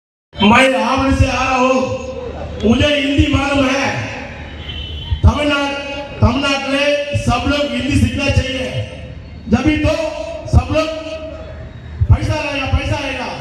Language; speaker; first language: Hindi; non-native, local second language; Tamil